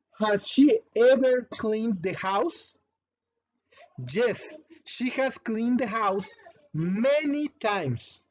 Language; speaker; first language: English; non-native, fluent; Spanish